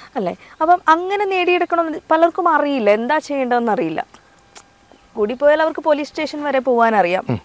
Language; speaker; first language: Malayalam; native; Malayalam